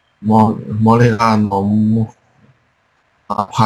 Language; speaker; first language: Korean; non-native, learner; Chinese